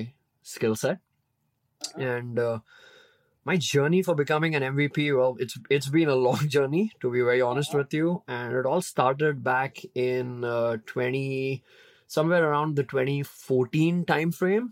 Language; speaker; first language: English; non-native, local second language; Hindi